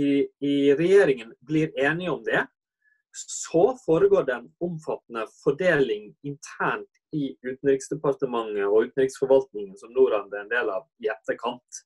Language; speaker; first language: Norwegian; native; Norwegian